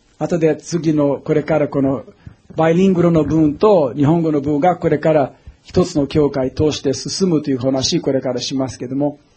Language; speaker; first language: Japanese; non-native, fluent; English